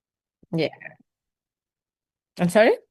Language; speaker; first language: English; non-native, learner; Spanish